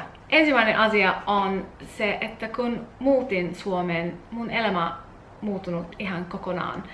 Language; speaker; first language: Finnish; non-native, learner; English